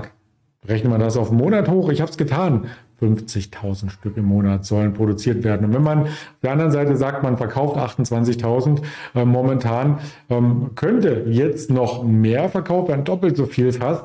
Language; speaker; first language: German; native; German